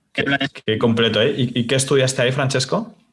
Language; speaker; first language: Spanish; native; Spanish